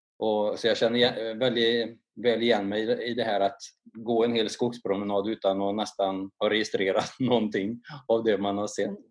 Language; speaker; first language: Swedish; native; Swedish